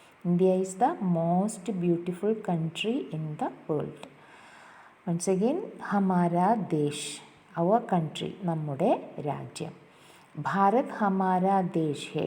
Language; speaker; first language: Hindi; non-native, local second language; Malayalam